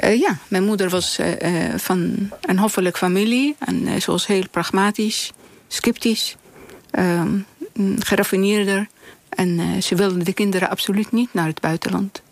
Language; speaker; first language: Dutch; non-native, fluent; Arabic